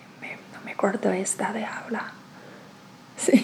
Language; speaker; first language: Spanish; non-native, learner; Chinese